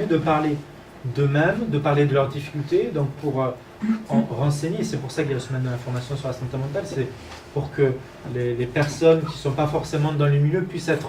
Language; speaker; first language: French; native; French